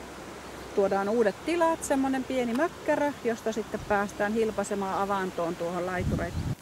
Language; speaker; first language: Finnish; native; Finnish